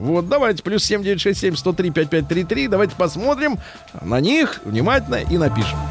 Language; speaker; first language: Russian; native; Russian